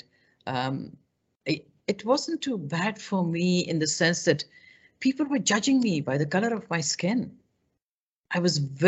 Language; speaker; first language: English; non-native, local second language; Pashto